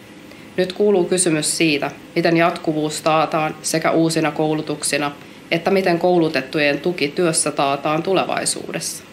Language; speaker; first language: Finnish; native; Finnish